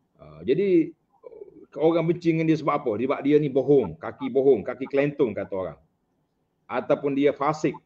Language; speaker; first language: Malay; native; Malay